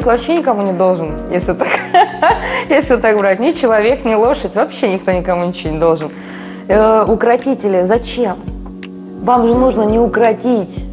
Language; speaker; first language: Russian; native; Russian